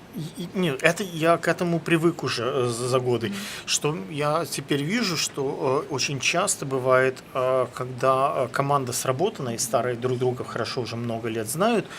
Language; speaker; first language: Russian; native; Russian